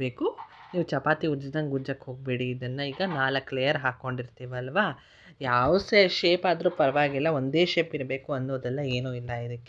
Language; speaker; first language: Kannada; native; Kannada